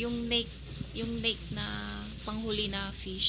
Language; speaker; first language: Filipino; non-native, learner; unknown